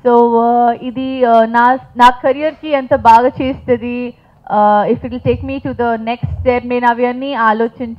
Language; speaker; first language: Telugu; non-native, fluent; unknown